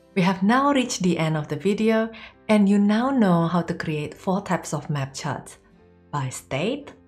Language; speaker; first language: English; non-native, fluent; Indonesian